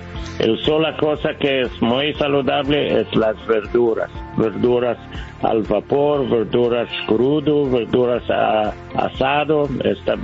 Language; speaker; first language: Spanish; non-native, learner; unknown